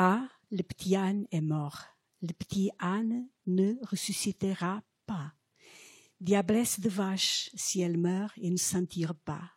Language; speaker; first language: French; non-native, fluent; Portuguese